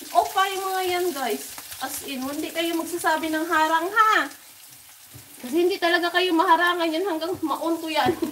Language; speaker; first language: Filipino; non-native, local second language; Hiligaynon